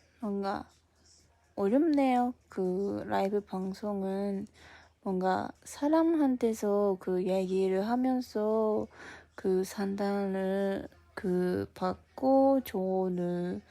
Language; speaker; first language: Korean; non-native, fluent; Japanese